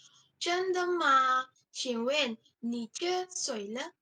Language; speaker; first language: Chinese; non-native, learner; Malay